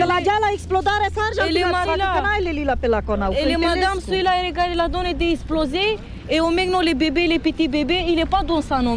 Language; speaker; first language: French; non-native, learner; Romanian